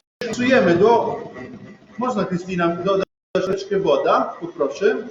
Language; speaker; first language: Polish; non-native, learner; Italian